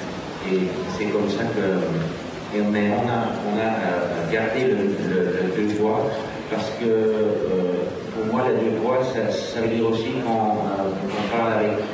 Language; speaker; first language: French; non-native, learner; Dutch